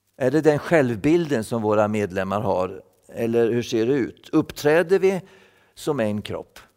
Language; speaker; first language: Swedish; native; Swedish